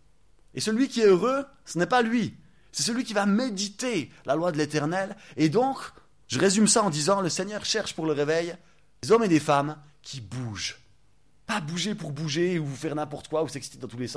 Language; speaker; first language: French; native; French